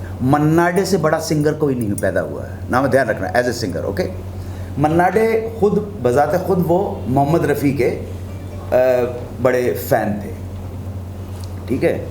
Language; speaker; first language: Hindi; native; Hindi